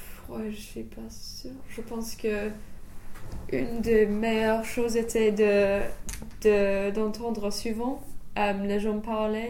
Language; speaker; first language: French; non-native, fluent; English